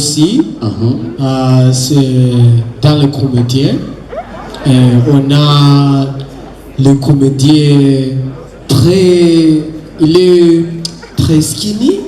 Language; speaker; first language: French; non-native, learner; Kinyarwanda